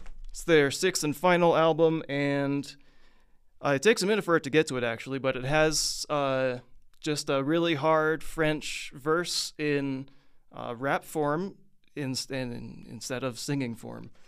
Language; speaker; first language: English; native; English